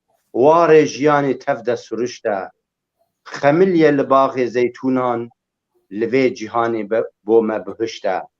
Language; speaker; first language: Kurdish; native; Kurdish